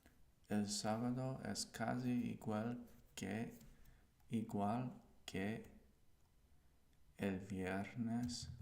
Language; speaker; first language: Spanish; non-native, learner; English